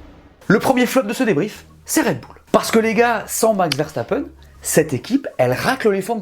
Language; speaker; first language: French; native; French